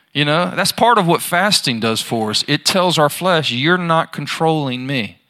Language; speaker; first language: English; native; English